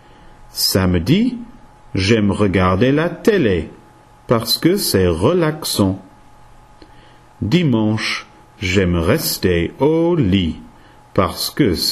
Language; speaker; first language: French; non-native, learner; English